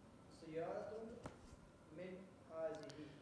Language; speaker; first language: Arabic; non-native, learner; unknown